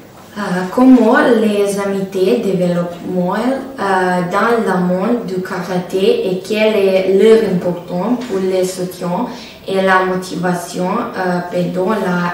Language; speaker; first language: French; non-native, learner; Serbian